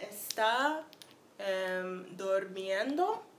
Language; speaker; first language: Spanish; non-native, learner; English